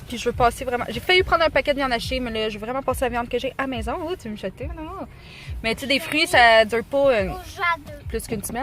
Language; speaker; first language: French; native; French